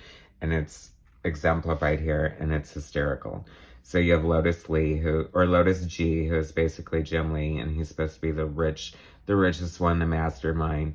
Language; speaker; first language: English; native; English